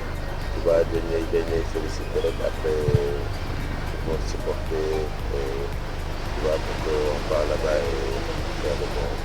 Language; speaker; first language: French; non-native, local second language; Wolof